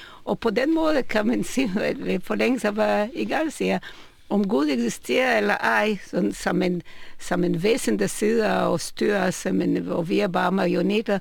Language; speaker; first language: Danish; non-native, fluent; Hebrew